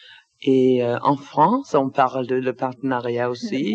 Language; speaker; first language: French; non-native, learner; Danish